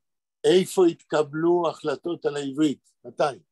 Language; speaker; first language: Hebrew; non-native, fluent; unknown